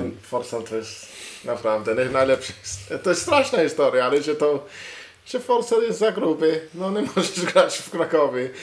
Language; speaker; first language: Polish; non-native, learner; English